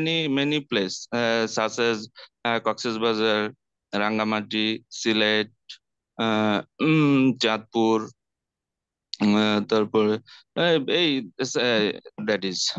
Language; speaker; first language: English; non-native, learner; Bangla